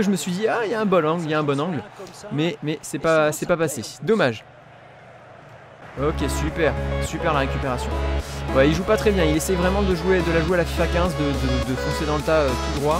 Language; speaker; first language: French; native; French